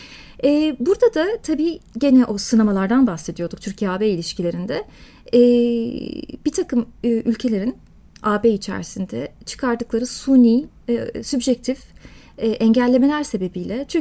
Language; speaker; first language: Turkish; native; Turkish